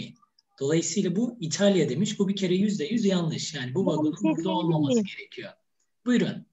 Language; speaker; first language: Turkish; native; Turkish